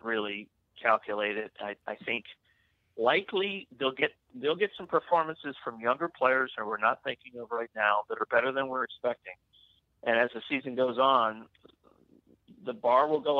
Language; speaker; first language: English; native; English